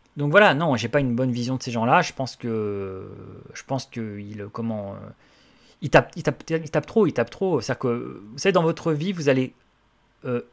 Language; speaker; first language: French; native; French